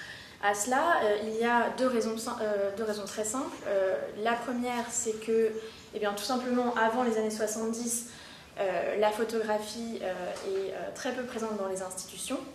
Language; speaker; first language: French; native; French